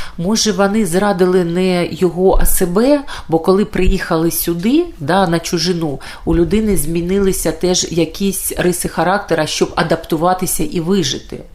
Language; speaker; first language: Ukrainian; native; Ukrainian